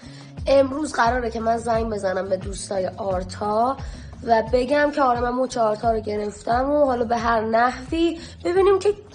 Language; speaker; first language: Persian; native; Persian